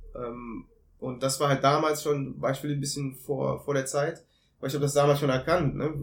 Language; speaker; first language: German; native; German